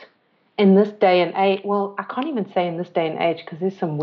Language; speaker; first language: English; native; English